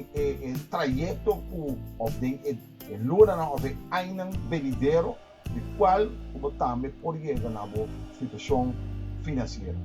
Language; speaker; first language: Portuguese; non-native, learner; Papiamento